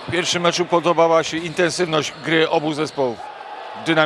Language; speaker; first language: Polish; native; Polish